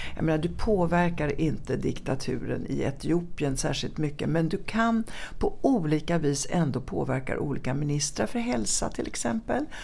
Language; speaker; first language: Swedish; early bilingual, other home language; Italian